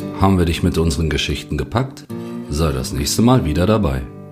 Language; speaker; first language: German; non-native, learner; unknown